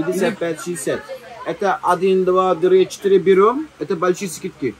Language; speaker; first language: Russian; non-native, learner; Turkish